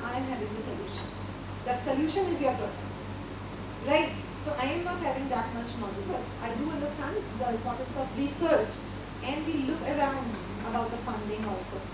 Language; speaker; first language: English; non-native, local second language; Hindi